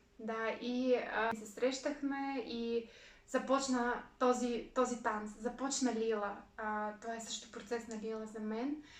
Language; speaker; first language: Bulgarian; non-native, fluent; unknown